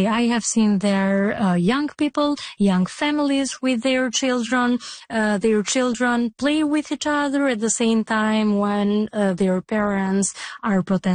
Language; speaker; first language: English; non-native, fluent; Albanian